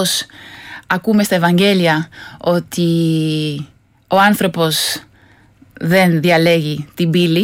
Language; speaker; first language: Greek; non-native, fluent; Spanish